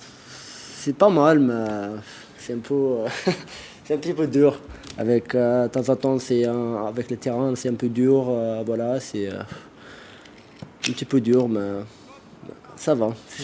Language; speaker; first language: French; non-native, learner; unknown